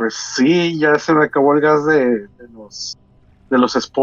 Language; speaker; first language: Spanish; native; Spanish